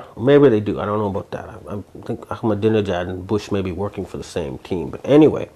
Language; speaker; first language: English; native; English